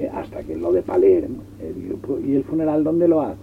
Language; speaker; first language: Spanish; non-native, local second language; Catalan